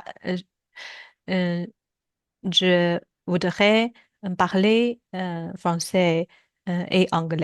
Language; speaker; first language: French; non-native, learner; Chinese